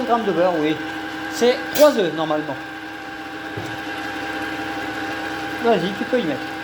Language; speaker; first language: French; native; French